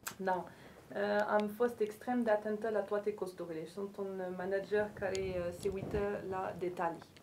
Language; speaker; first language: Romanian; non-native, fluent; French